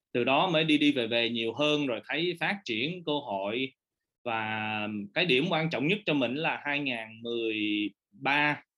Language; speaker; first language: Vietnamese; early bilingual, heritage; Vietnamese